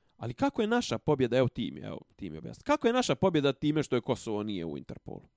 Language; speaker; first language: Bosnian; native; Bosnian